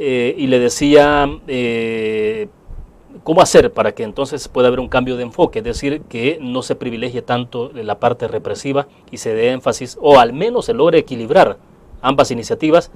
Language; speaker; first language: Spanish; native; Spanish